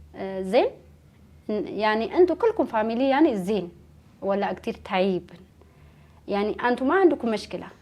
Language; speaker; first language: Arabic; non-native, learner; Amharic